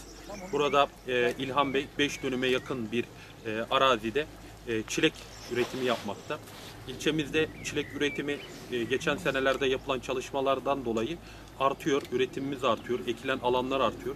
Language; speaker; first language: Turkish; native; Turkish